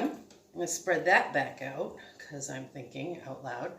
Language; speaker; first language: English; native; English